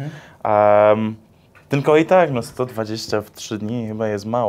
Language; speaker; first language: Polish; early bilingual, heritage; English